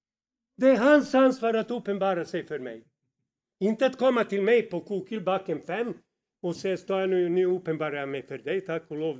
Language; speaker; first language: Swedish; non-native, fluent; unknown